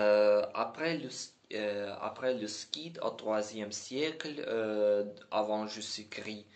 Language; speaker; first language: French; non-native, learner; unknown